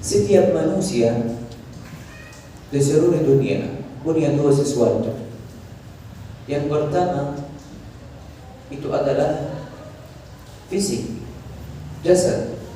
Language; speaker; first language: Indonesian; non-native, fluent; Arabic